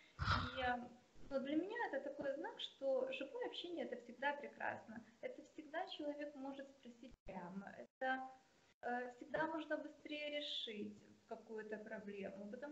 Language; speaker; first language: Russian; non-native, local second language; Ukrainian